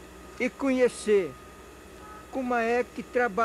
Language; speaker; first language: Portuguese; non-native, local second language; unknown